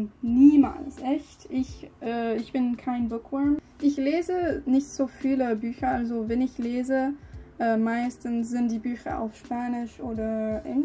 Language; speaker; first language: German; non-native, learner; English